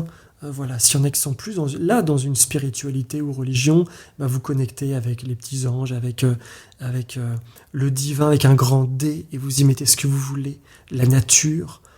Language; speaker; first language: French; native; French